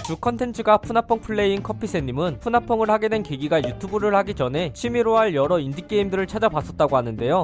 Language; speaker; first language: Korean; native; Korean